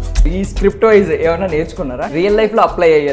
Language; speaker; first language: Telugu; native; Telugu